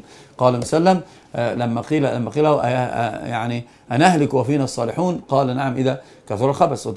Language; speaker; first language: Arabic; native; Arabic